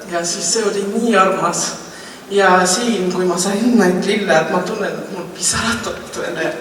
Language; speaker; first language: Estonian; non-native, local second language; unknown